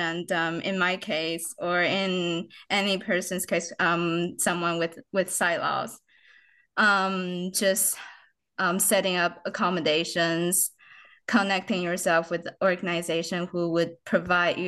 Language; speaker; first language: English; non-native, fluent; Chinese